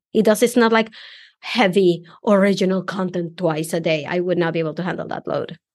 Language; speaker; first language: English; non-native, fluent; Spanish